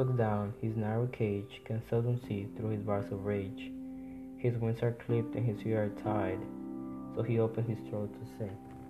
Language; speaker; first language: English; non-native, fluent; Spanish